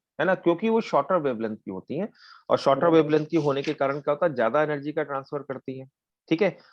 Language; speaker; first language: Hindi; native; Hindi